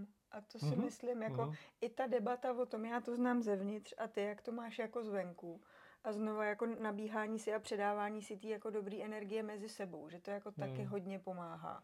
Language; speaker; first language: Czech; native; Czech